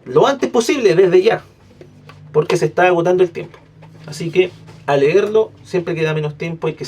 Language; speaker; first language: Spanish; native; Spanish